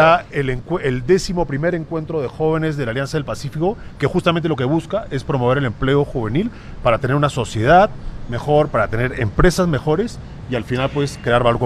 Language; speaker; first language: Spanish; native; Spanish